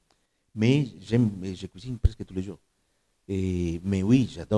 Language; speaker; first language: French; non-native, fluent; Spanish